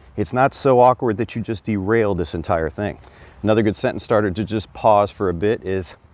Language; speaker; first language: English; native; English